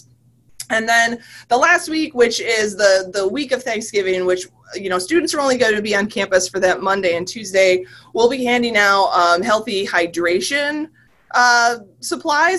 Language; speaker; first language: English; native; English